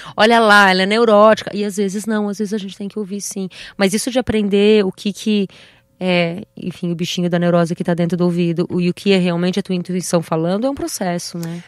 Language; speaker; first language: Portuguese; native; Portuguese